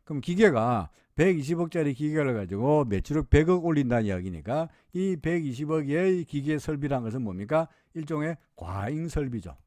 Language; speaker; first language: Korean; native; Korean